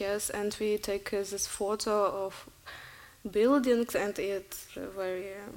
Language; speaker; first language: English; non-native, learner; Russian